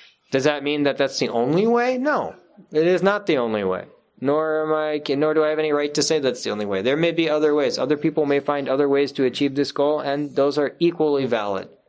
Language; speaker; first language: English; native; English